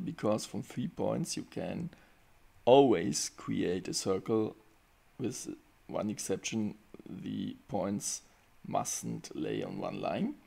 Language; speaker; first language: English; non-native, fluent; German